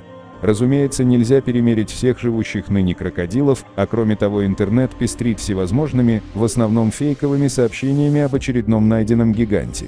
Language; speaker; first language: Russian; native; Russian